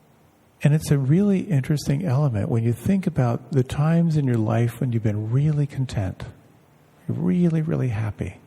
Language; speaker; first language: English; native; English